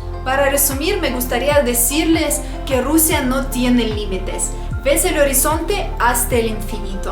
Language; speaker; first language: Spanish; non-native, fluent; Russian